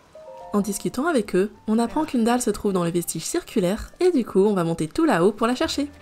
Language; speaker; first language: French; native; French